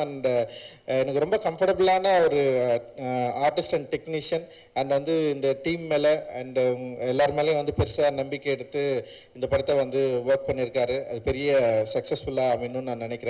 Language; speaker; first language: Tamil; native; Tamil